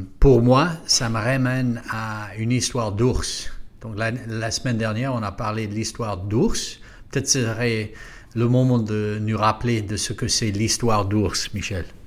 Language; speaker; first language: French; non-native, fluent; English